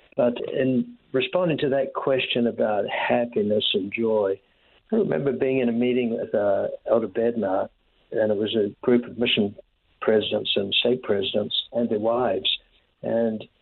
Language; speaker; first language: English; native; English